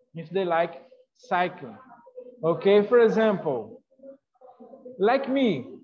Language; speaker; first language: English; non-native, fluent; Portuguese